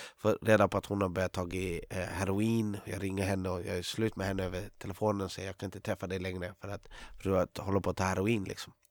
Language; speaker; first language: Swedish; native; Swedish